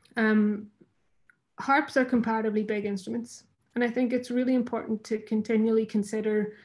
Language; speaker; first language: English; native; English